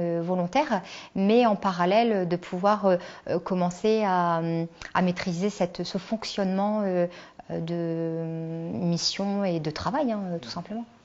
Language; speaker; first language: French; native; French